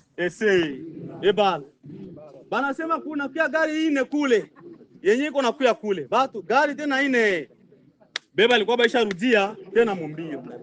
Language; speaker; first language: Swahili; native; Swahili